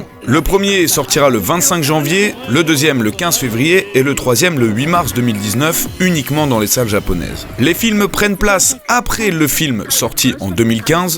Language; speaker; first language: French; native; French